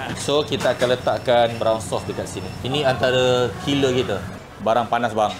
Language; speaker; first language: Malay; native; Malay